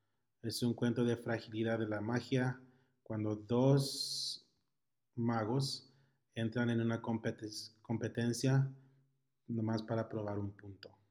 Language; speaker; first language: Spanish; early bilingual, heritage; Spanish